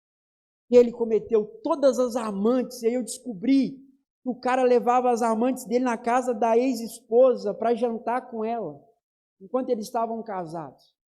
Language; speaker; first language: Portuguese; native; Portuguese